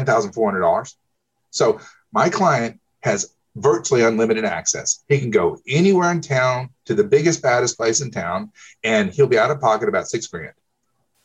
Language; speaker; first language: English; native; English